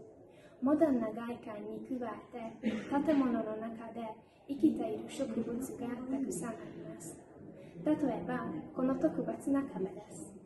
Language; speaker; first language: Japanese; non-native, learner; Hungarian